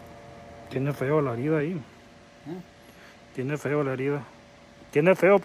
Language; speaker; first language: Spanish; native; Spanish